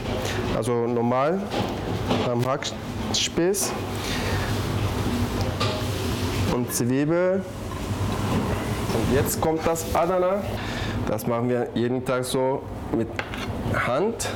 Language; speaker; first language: German; non-native, learner; Turkish